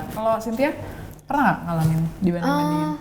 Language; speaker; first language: Indonesian; native; Indonesian